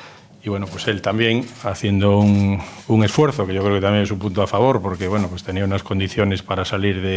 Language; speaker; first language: Spanish; native; Spanish